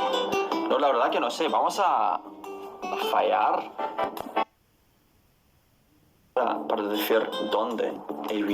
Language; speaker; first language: Spanish; non-native, fluent; English